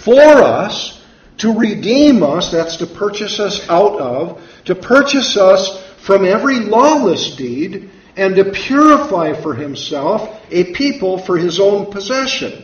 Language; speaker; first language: English; native; English